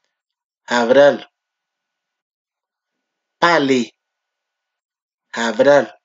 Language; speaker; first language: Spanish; non-native, learner; Haitian Creole